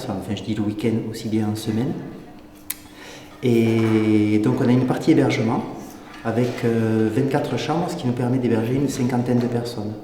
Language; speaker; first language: French; native; French